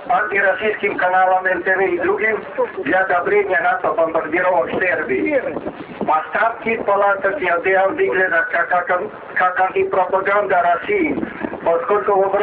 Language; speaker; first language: Russian; non-native, fluent; Serbian